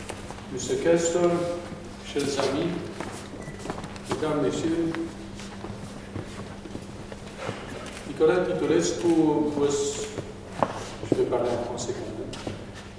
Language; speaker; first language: French; non-native, fluent; Romanian